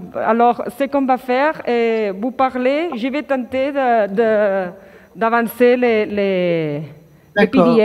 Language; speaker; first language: French; non-native, fluent; Catalan